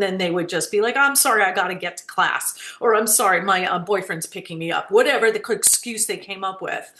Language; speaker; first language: English; native; English